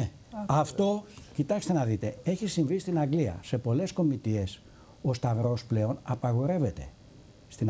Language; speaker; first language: Greek; native; Greek